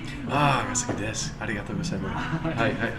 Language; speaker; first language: Japanese; non-native, learner; English